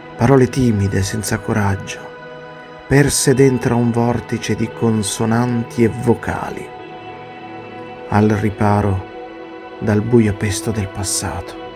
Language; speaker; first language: Italian; native; Italian